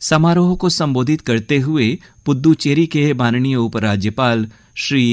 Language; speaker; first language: Hindi; native; Hindi